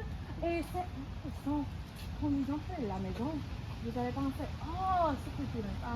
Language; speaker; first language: French; non-native, local second language; English